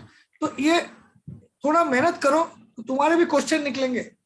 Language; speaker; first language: Hindi; native; Hindi